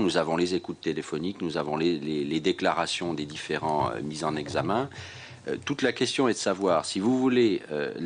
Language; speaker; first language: French; native; French